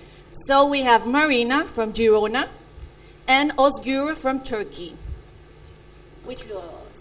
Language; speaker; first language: English; non-native, fluent; Spanish